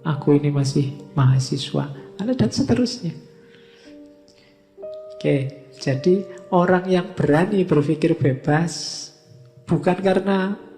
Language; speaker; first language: Indonesian; native; Indonesian